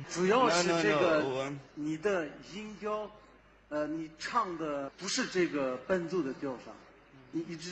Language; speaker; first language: Chinese; non-native, local second language; Uyghur